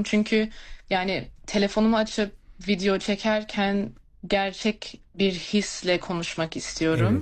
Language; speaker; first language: Turkish; early bilingual, heritage; Turkish